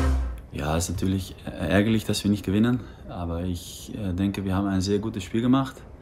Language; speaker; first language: German; non-native, fluent; Dutch